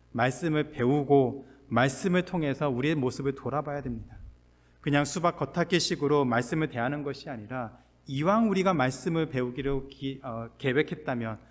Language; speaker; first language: Korean; native; Korean